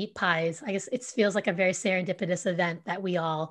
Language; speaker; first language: English; early bilingual, other home language; Vietnamese